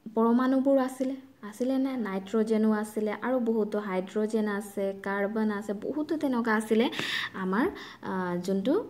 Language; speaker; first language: Assamese; non-native, local second language; Bangla